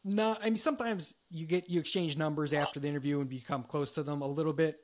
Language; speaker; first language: English; native; English